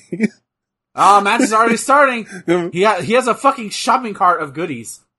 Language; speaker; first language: English; native; English